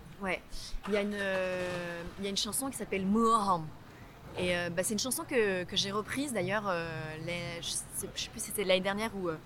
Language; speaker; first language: French; early bilingual, other home language; Vietnamese